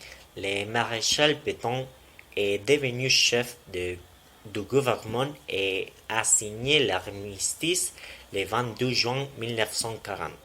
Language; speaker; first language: French; non-native, learner; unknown